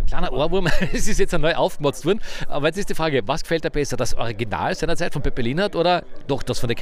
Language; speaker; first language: German; native; German